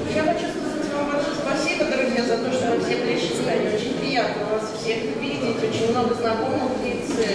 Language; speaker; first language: Russian; native; Russian